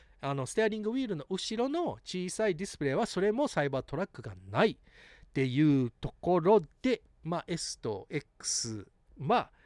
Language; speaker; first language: Japanese; early bilingual, heritage; English